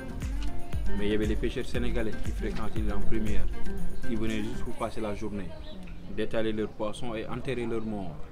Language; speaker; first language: French; non-native, local second language; Wolof